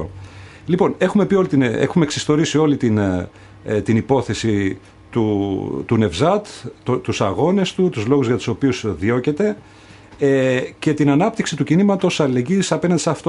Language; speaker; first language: Greek; native; Greek